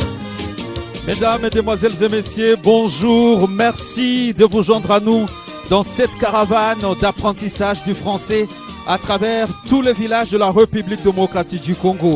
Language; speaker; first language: French; non-native, local second language; Lingala